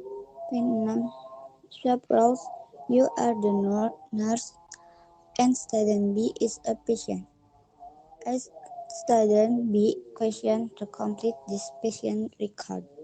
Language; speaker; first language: English; non-native, learner; Indonesian